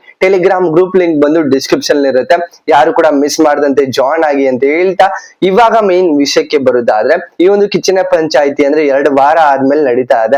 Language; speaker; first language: Kannada; native; Kannada